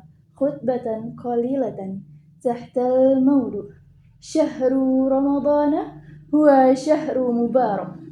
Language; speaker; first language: Arabic; non-native, learner; Indonesian